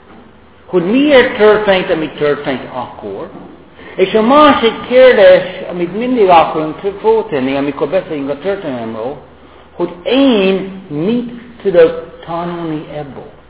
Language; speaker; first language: Hungarian; non-native, fluent; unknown